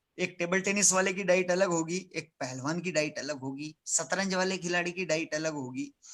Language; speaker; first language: Hindi; native; Hindi